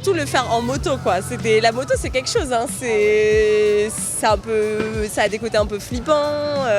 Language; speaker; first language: French; native; French